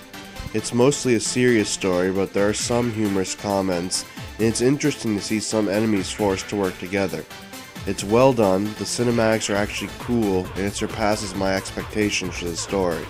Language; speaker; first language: English; native; English